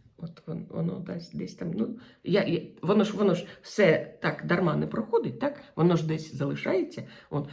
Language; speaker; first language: Ukrainian; non-native, local second language; Russian